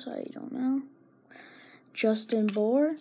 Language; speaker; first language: English; native; English